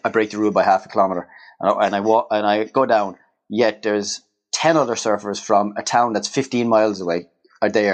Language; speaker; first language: English; native; English